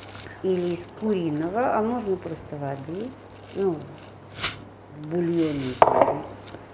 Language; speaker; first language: Russian; native; Russian